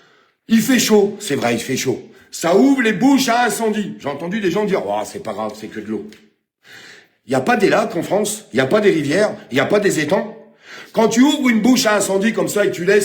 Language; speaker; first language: French; native; French